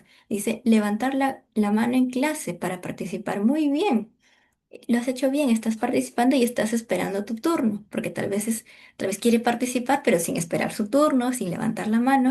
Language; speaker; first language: Spanish; native; Spanish